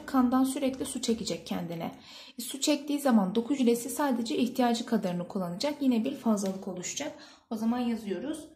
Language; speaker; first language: Turkish; native; Turkish